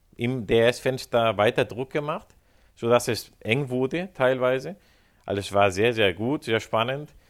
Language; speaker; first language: German; non-native, fluent; Spanish